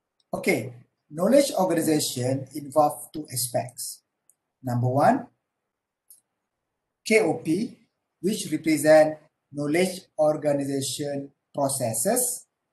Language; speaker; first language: English; non-native, local second language; Malay